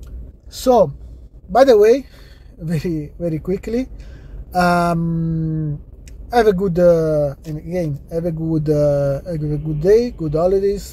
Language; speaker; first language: English; non-native, learner; Italian